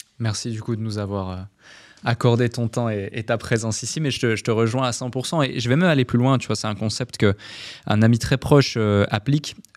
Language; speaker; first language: French; native; French